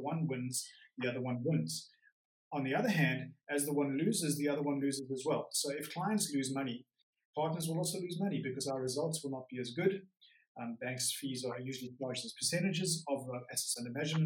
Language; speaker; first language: English; native; English